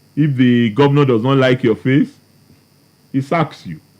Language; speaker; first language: English; non-native, local second language; Yoruba